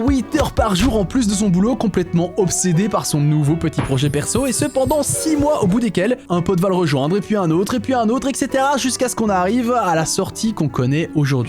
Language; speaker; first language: French; native; French